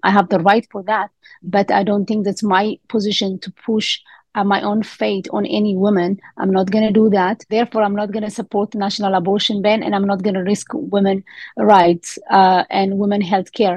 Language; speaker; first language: English; early bilingual, other home language; Amharic